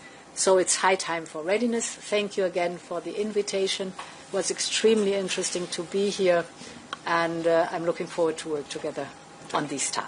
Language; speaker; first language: English; non-native, fluent; German